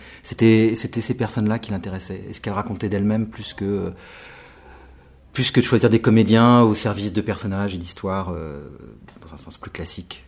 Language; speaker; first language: French; native; French